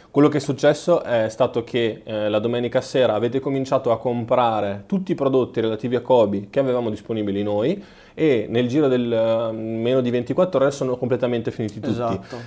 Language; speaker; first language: Italian; native; Italian